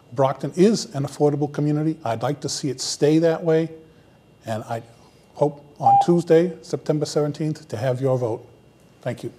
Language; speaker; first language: English; native; English